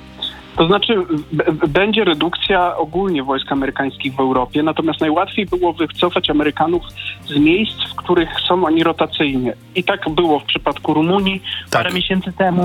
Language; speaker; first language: Polish; native; Polish